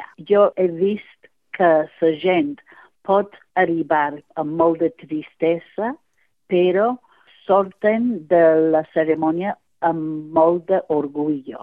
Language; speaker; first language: Catalan; non-native, fluent; English